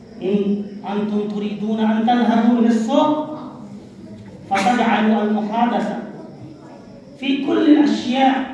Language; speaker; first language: Arabic; non-native, fluent; Urdu